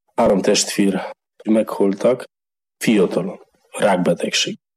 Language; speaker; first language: Hungarian; non-native, learner; Polish